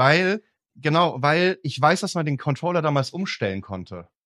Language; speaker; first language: German; native; German